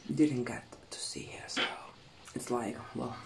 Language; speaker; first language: English; non-native, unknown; Spanish